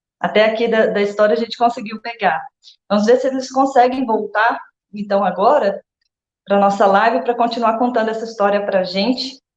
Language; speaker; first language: Portuguese; native; Portuguese